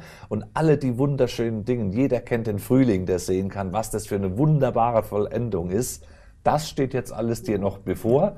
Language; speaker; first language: German; native; German